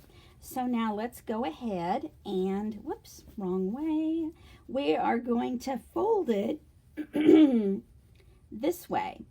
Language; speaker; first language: English; native; English